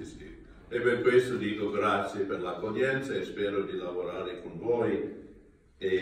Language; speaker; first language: Italian; non-native, learner; English